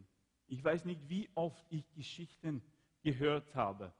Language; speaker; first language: German; non-native, fluent; Swedish